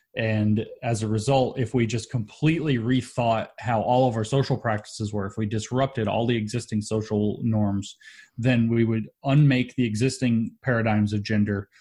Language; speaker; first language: English; native; English